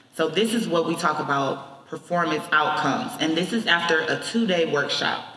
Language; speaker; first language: English; native; English